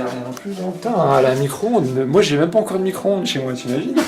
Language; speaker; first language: French; native; French